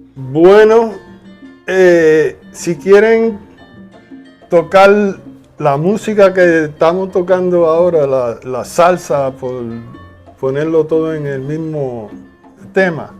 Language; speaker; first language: Spanish; early bilingual, heritage; Spanish